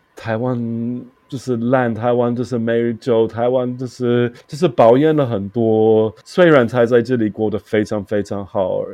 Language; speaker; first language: Chinese; non-native, fluent; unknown